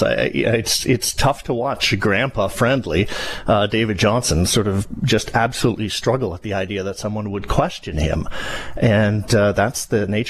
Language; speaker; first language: English; native; English